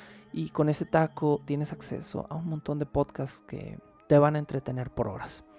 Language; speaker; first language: Spanish; native; Spanish